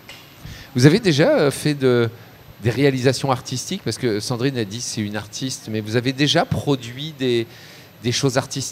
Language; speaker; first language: French; native; French